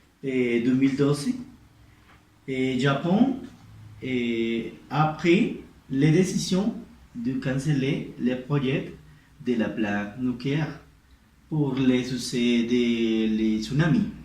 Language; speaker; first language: French; non-native, learner; Spanish